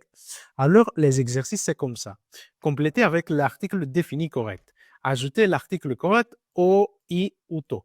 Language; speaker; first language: French; non-native, learner; Greek